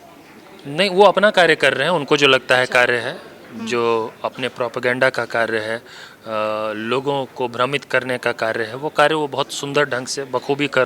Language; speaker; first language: Hindi; native; Hindi